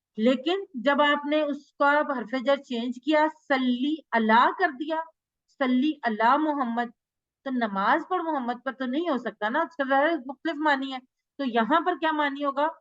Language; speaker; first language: Urdu; native; Urdu